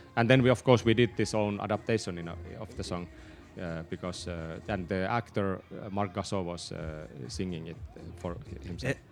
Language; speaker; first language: English; non-native, fluent; Finnish